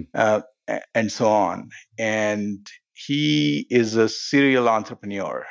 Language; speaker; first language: English; non-native, local second language; Telugu